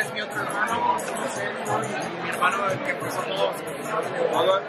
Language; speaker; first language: Spanish; native; Spanish